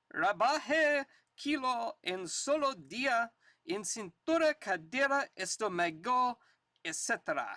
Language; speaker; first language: Spanish; non-native, learner; English